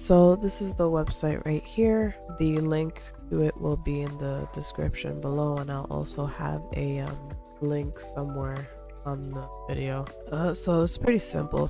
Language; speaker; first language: English; native; English